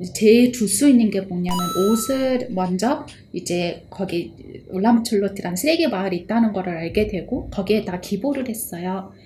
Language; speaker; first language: Korean; early bilingual, other home language; Mongolian